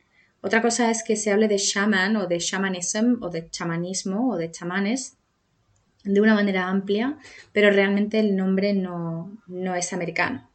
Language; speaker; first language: Spanish; native; Spanish